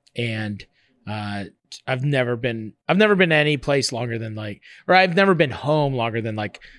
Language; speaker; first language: English; native; English